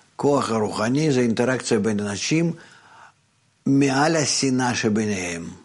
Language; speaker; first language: Hebrew; non-native, fluent; Russian